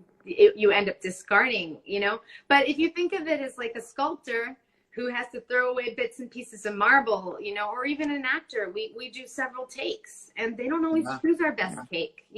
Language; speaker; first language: English; non-native, fluent; Spanish